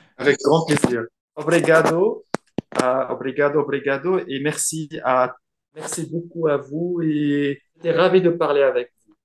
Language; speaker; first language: French; non-native, local second language; Arabic